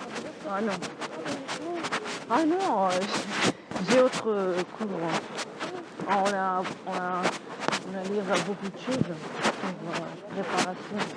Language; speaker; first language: French; non-native, learner; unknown